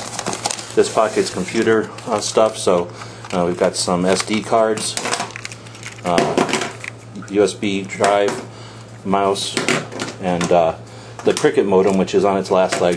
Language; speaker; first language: English; native; English